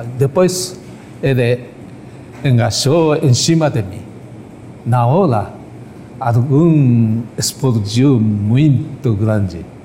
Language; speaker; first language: Portuguese; non-native, learner; Japanese